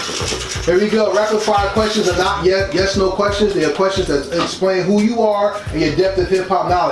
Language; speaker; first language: English; native; English